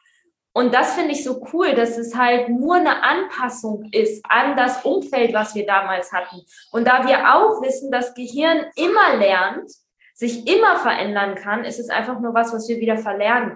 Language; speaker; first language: German; native; German